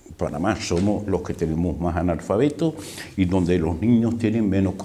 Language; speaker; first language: Spanish; native; Spanish